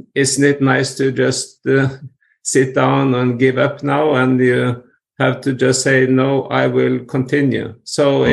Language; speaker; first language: English; non-native, fluent; Norwegian